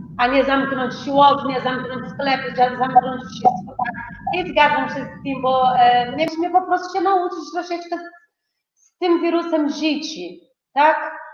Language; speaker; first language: Polish; non-native, fluent; Portuguese